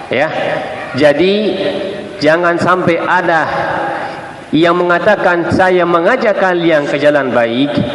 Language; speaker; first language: Indonesian; non-native, fluent; Arabic